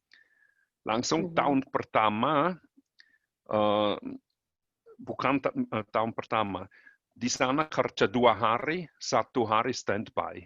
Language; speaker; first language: Indonesian; non-native, learner; German